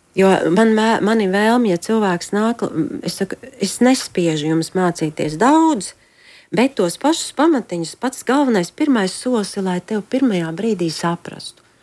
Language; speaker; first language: Latvian; native; Latvian